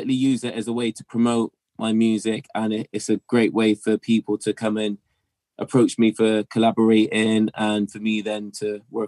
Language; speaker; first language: English; native; English